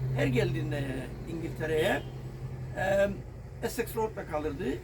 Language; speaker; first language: Turkish; native; Turkish